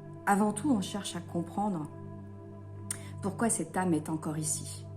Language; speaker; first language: French; native; French